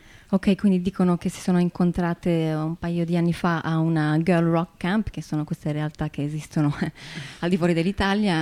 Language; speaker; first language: Italian; native; Italian